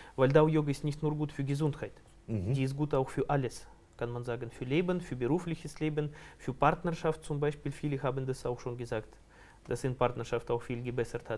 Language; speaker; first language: German; non-native, fluent; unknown